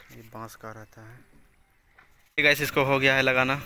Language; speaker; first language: Hindi; native; Hindi